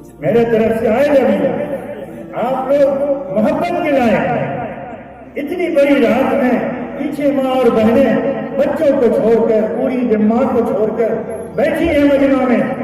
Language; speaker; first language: Urdu; native; Urdu